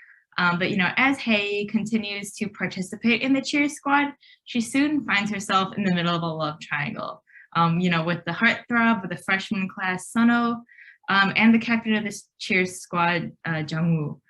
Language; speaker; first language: English; native; English